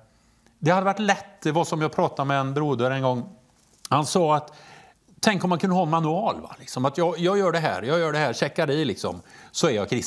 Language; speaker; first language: Swedish; native; Swedish